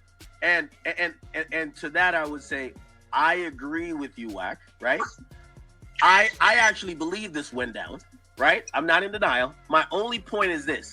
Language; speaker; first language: English; native; English